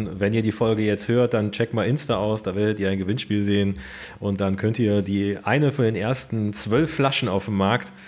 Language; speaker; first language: German; native; German